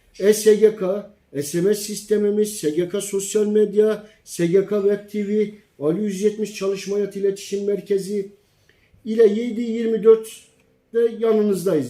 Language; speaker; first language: Turkish; native; Turkish